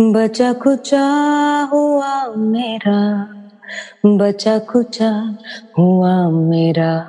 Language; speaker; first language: Hindi; non-native, local second language; Tamil